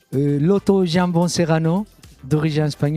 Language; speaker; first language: French; non-native, fluent; Catalan